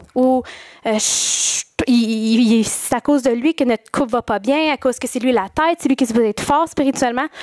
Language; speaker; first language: French; native; French